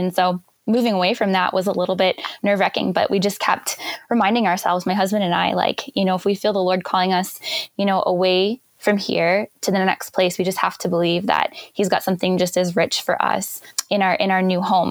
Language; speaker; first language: English; native; English